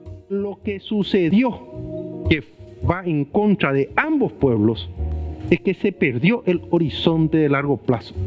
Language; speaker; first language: Spanish; native; Spanish